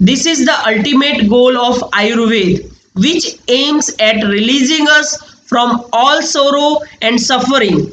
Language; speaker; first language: English; non-native, local second language; Gujarati